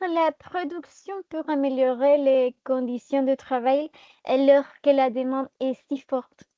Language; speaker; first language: French; non-native, fluent; Spanish